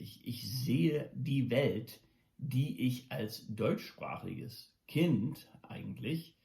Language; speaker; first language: German; non-native, local second language; English